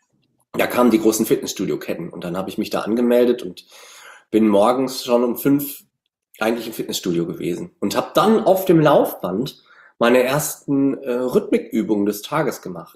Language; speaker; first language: German; native; German